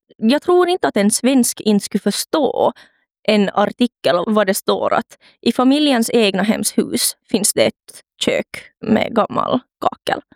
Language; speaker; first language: Swedish; native; Swedish